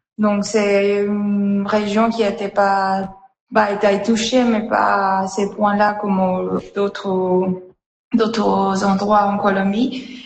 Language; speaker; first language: French; non-native, fluent; Spanish